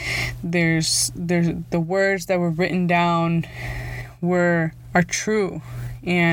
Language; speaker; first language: English; early bilingual, other home language; Spanish